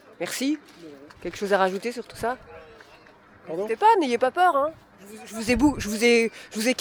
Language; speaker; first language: French; native; French